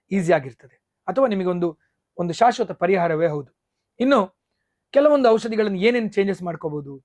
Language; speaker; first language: Kannada; non-native, local second language; Tulu